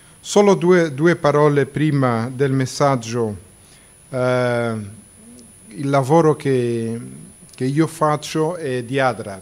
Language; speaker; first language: Italian; non-native, fluent; Portuguese